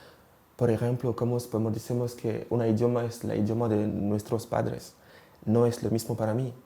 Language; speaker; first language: Spanish; non-native, learner; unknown